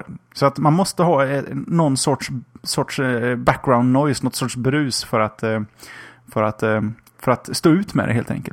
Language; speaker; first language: Swedish; native; Swedish